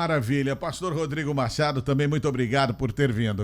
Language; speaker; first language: Portuguese; native; Portuguese